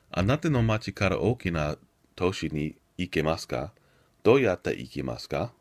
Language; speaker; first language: Japanese; non-native, learner; English